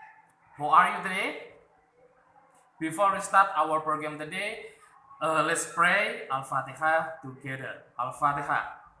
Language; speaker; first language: English; non-native, learner; Indonesian